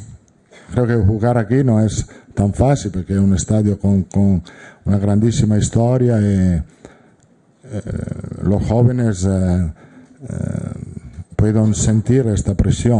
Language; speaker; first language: Spanish; non-native, fluent; Italian